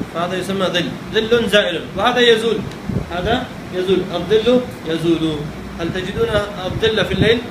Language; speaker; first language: Arabic; non-native, fluent; Urdu